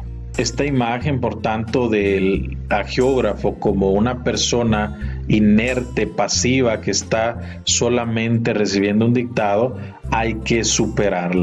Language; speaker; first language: Spanish; native; Spanish